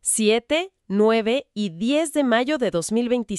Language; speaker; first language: Spanish; native; Spanish